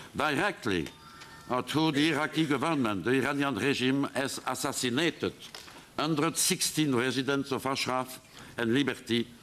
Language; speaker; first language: English; non-native, fluent; French